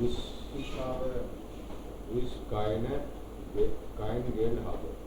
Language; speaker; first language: German; non-native, learner; Hindi